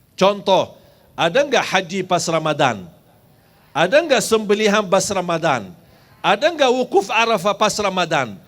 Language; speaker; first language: Malay; non-native, fluent; Arabic